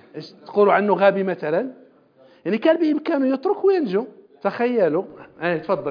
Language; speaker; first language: Arabic; native; Arabic